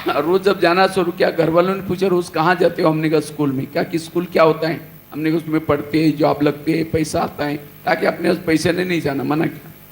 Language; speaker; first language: Hindi; non-native, local second language; Marathi